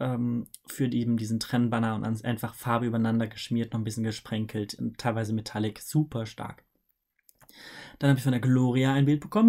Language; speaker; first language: German; native; German